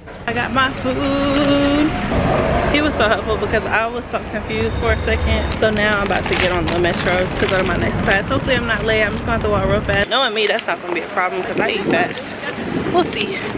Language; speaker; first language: English; native; English